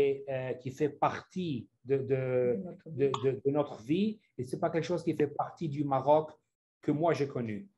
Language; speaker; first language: French; non-native, local second language; Arabic